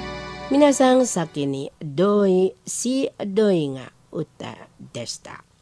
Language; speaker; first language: Japanese; non-native, learner; Indonesian